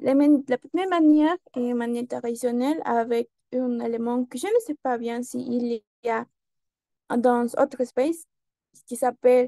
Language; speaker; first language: French; non-native, learner; Spanish